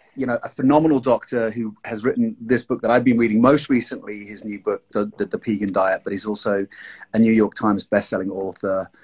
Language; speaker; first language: English; native; English